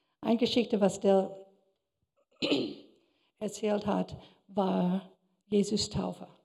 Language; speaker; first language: German; non-native, fluent; English